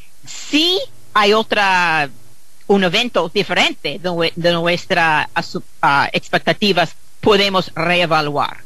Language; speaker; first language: Spanish; non-native, fluent; English